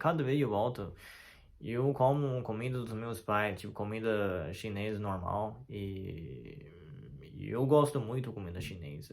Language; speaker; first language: Portuguese; non-native, fluent; Chinese